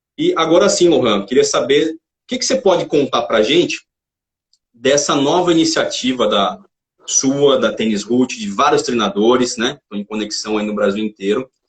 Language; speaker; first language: Portuguese; native; Portuguese